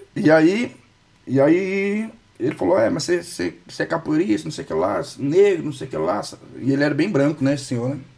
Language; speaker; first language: Portuguese; native; Portuguese